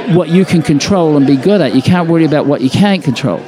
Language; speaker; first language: English; native; English